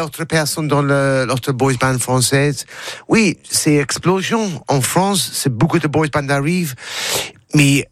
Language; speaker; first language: French; non-native, learner; English